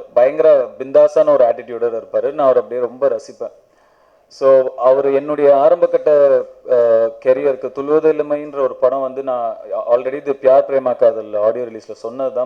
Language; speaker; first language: Tamil; native; Tamil